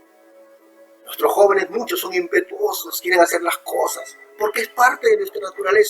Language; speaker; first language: Spanish; native; Spanish